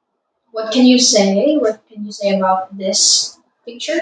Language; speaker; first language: English; non-native, fluent; Vietnamese